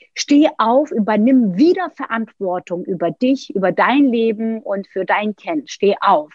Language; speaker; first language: German; non-native, fluent; Turkish